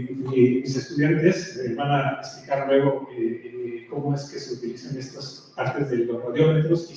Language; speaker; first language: Spanish; native; Spanish